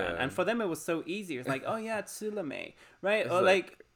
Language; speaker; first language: English; early bilingual, other home language; Spanish